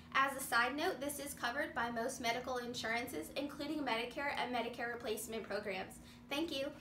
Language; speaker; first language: English; native; English